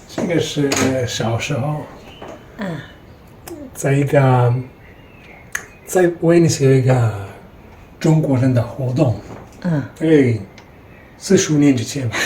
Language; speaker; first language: Chinese; non-native, fluent; Italian